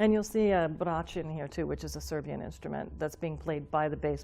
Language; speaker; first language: English; native; English